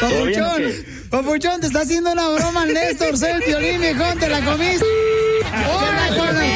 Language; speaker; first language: Spanish; native; Spanish